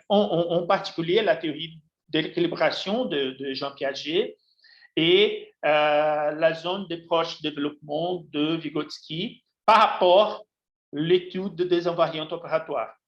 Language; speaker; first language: French; non-native, fluent; Portuguese